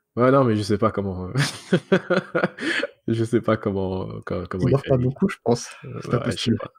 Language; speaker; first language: French; native; French